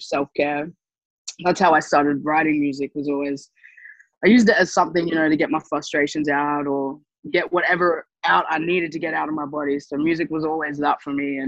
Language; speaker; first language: English; native; English